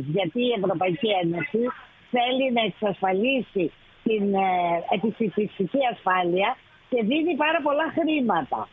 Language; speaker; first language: Greek; native; Greek